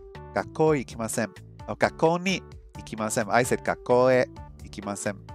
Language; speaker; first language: Japanese; non-native, learner; English